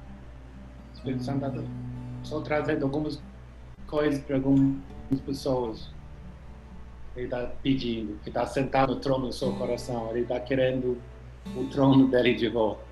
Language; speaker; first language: Portuguese; non-native, fluent; English